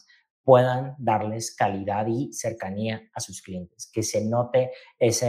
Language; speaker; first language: Spanish; native; Spanish